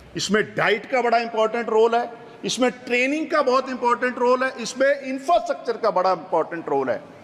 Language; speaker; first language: Hindi; non-native, local second language; Punjabi